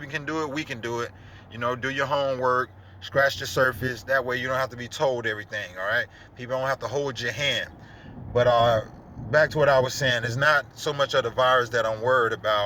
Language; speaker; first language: English; native; English